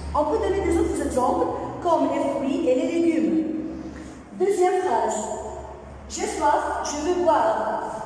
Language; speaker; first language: French; non-native, local second language; Arabic